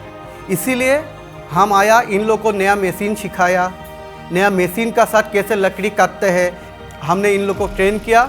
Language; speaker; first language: Hindi; non-native, local second language; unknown